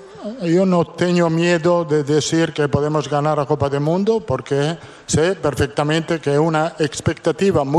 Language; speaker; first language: Portuguese; non-native, fluent; Italian